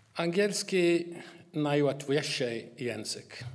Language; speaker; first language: Polish; non-native, learner; English